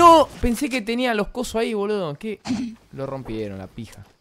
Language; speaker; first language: Spanish; native; Spanish